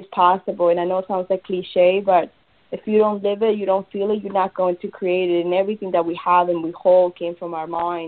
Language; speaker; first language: English; early bilingual, other home language; Spanish